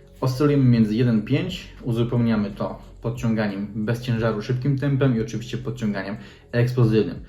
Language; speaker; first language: Polish; native; Polish